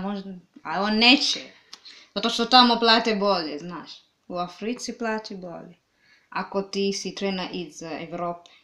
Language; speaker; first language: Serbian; non-native, learner; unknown